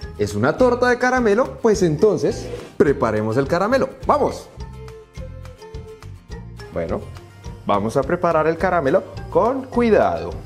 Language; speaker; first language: Spanish; native; Spanish